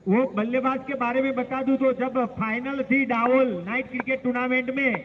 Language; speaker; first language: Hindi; non-native, local second language; Gujarati